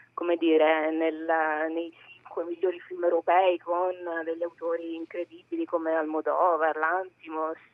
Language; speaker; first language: Italian; native; Italian